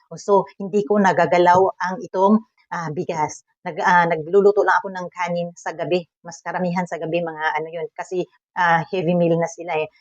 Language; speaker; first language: Filipino; native; Filipino